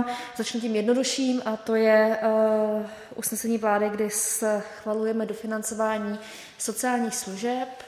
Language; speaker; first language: Czech; native; Czech